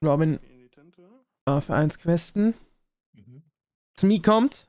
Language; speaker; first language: German; native; German